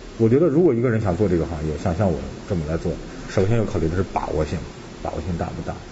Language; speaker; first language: Chinese; native; Chinese